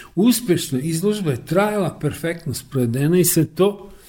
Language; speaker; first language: Serbian; native; Serbian